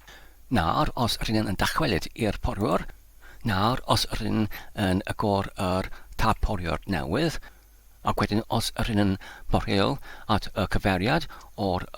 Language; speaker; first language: Welsh; non-native, learner; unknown